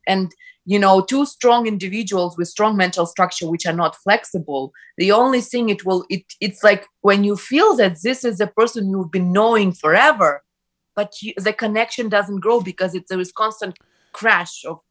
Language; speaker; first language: English; non-native, fluent; Ukrainian